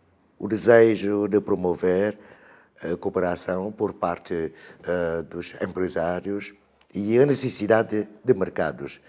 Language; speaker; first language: Portuguese; non-native, fluent; Vietnamese